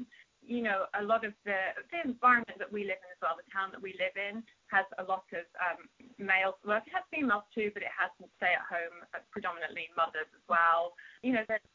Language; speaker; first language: English; native; English